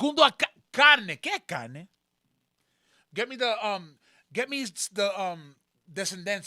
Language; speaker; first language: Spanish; early bilingual, heritage; Spanish